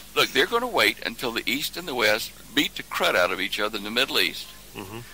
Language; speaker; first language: English; native; English